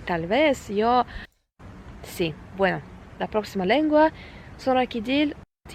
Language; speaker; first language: Spanish; non-native, fluent; Kazakh